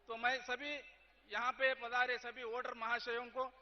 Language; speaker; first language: Hindi; non-native, local second language; Telugu